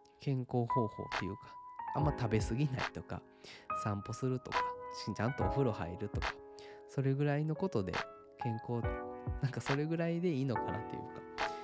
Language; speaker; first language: Japanese; native; Japanese